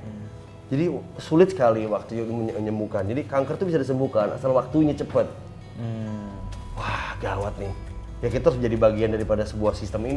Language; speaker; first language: Indonesian; native; Indonesian